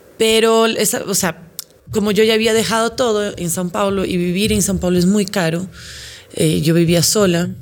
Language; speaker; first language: Spanish; non-native, fluent; Portuguese